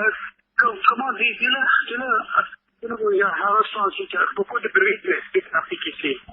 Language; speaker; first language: French; non-native, local second language; Dutch